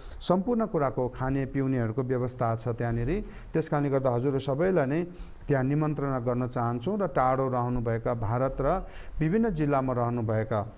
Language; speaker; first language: Nepali; non-native, local second language; Eastern Tamang